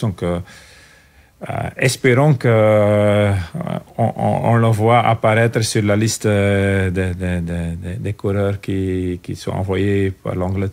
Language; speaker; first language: French; non-native, local second language; Dutch